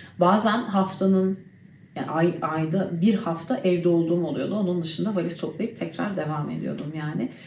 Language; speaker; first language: Turkish; early bilingual, heritage; Turkish